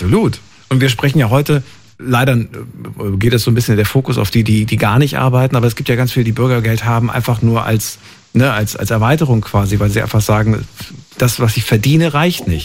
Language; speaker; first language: German; native; German